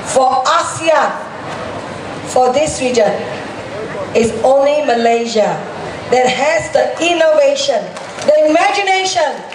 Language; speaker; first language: English; non-native, local second language; Chinese